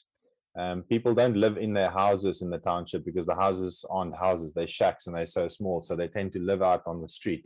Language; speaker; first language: English; non-native, local second language; Afrikaans